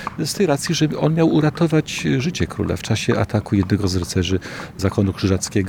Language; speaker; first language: Polish; native; Polish